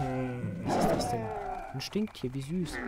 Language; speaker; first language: German; native; German